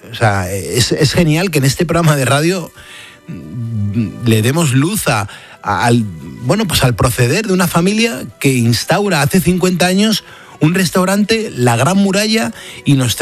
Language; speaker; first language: Spanish; native; Spanish